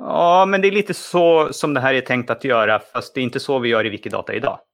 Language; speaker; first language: Swedish; native; Swedish